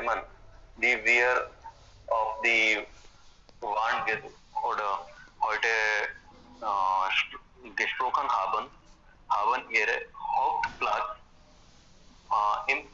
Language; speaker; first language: German; non-native, fluent; Hindi